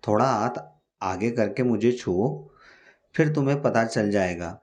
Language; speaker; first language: Hindi; non-native, local second language; Marathi